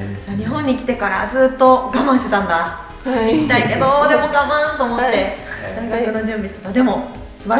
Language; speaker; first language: Japanese; native; Japanese